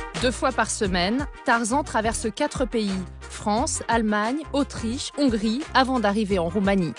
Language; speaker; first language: French; native; French